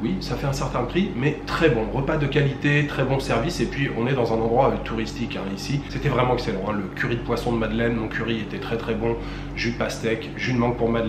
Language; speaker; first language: French; native; French